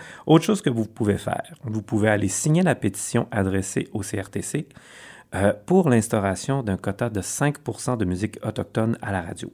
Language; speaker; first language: French; native; French